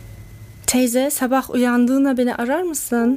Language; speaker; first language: Turkish; early bilingual, heritage; Turkish